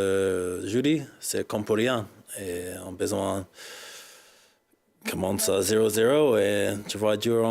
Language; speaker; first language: French; non-native, learner; English